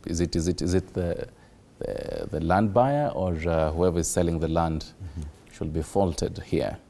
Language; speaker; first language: English; non-native, local second language; Swahili